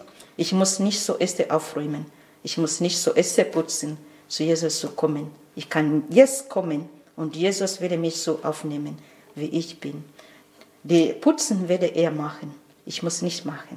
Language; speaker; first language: German; non-native, learner; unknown